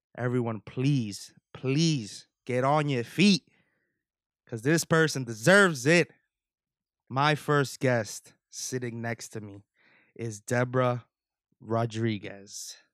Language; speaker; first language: English; native; English